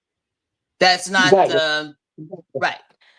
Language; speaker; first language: English; native; English